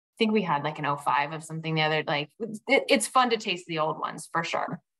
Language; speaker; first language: English; native; English